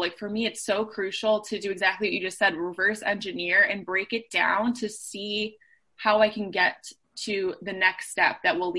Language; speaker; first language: English; native; English